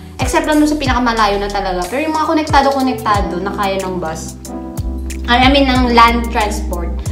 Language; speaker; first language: Filipino; native; Filipino